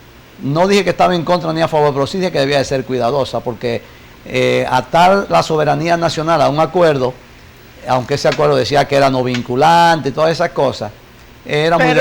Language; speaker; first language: Spanish; native; Spanish